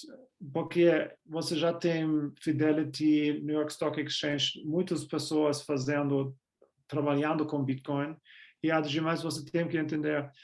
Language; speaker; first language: Portuguese; non-native, fluent; German